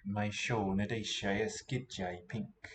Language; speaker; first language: Welsh; non-native, learner; English